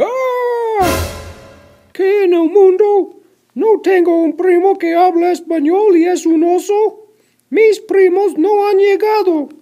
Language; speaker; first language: Spanish; non-native, learner; English